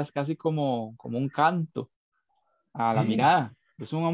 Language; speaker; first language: Spanish; native; Spanish